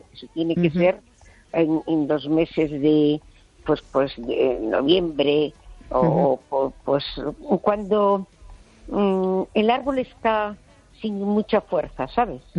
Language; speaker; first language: Spanish; native; Spanish